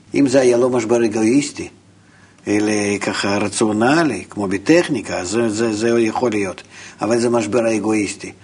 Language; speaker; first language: Hebrew; non-native, fluent; Russian